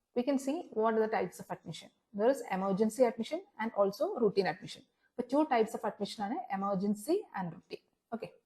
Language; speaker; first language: English; non-native, local second language; Malayalam